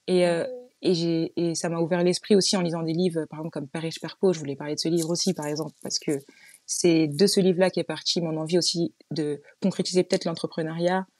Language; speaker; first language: French; native; French